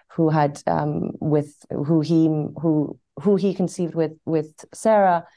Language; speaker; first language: English; non-native, fluent; Persian